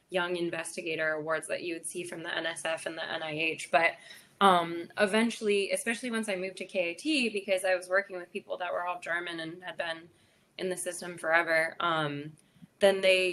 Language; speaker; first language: English; native; English